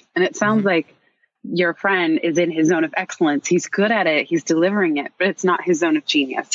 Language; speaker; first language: English; native; English